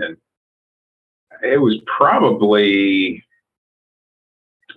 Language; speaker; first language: English; native; English